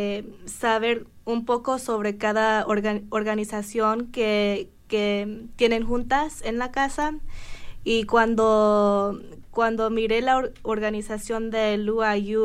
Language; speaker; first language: Spanish; early bilingual, heritage; Spanish